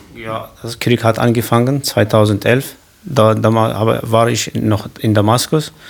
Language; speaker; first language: German; non-native, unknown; Kurdish